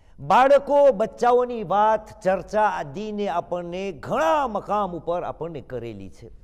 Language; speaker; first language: Gujarati; early bilingual, heritage; Gujarati